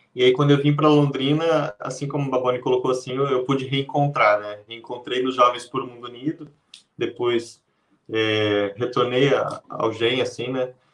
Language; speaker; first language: Portuguese; native; Portuguese